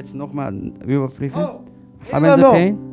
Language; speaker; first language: German; non-native, learner; Korean